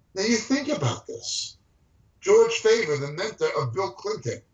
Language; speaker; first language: English; native; English